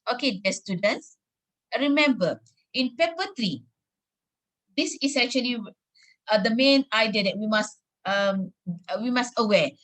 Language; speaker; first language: English; non-native, local second language; Malay